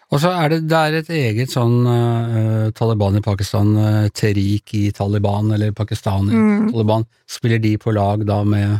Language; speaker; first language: Norwegian; native; Norwegian